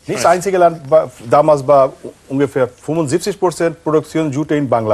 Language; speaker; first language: German; non-native, learner; Bangla